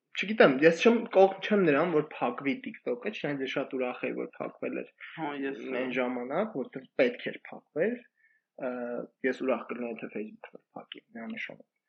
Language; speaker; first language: Armenian; native; Armenian